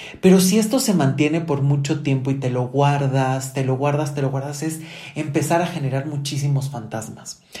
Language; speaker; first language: Spanish; native; Spanish